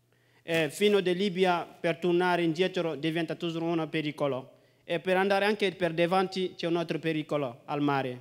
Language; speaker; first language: Italian; non-native, learner; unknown